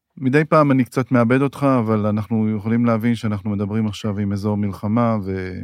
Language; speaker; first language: Hebrew; native; Hebrew